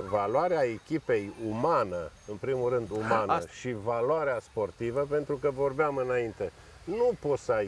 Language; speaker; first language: Romanian; native; Romanian